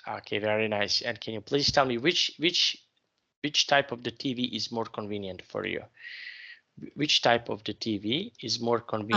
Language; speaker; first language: English; non-native, fluent; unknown